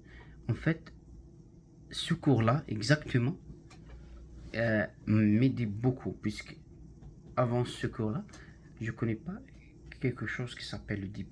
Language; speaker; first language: French; non-native, learner; Arabic